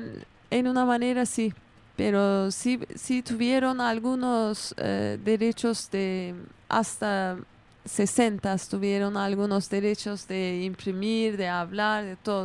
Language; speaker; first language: Spanish; non-native, fluent; Kurdish